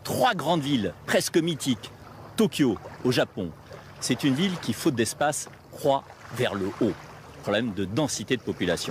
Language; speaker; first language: French; native; French